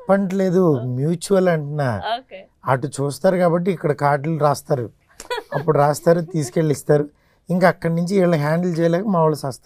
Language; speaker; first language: Telugu; native; Telugu